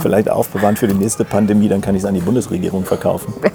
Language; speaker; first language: German; native; German